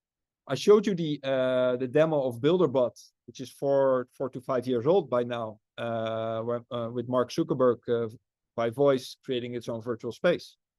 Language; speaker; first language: English; non-native, fluent; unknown